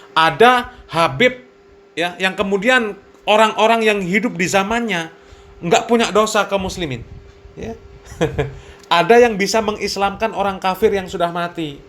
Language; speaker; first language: Indonesian; native; Indonesian